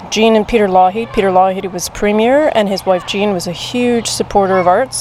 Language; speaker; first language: English; native; English